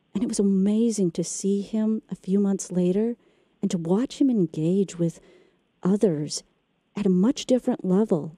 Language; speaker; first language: English; native; English